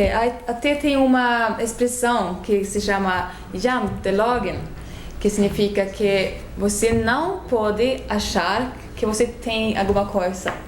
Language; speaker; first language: Portuguese; non-native, fluent; Swedish